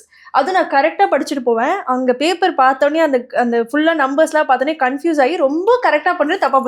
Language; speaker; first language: Tamil; native; Tamil